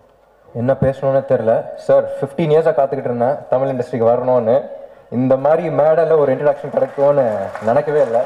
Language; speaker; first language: Tamil; non-native, local second language; Telugu